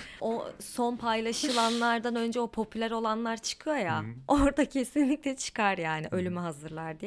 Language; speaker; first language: Turkish; native; Turkish